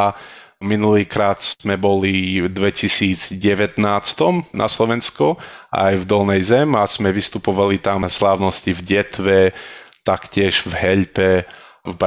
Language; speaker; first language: Slovak; early bilingual, heritage; Slovak